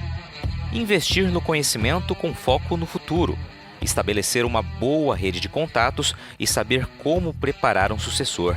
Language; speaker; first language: Portuguese; native; Portuguese